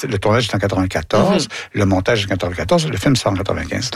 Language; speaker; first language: French; native; French